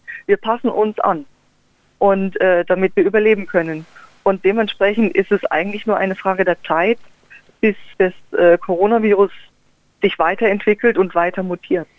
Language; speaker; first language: German; native; German